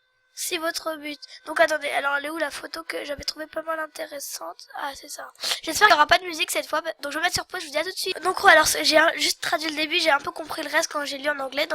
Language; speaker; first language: French; native; French